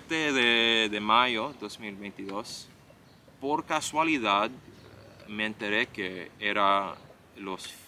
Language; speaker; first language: Spanish; non-native, fluent; English